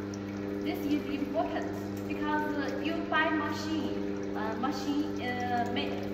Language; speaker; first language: English; non-native, learner; Chinese